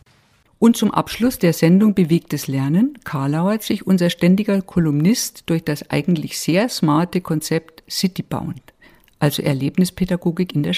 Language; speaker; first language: German; native; German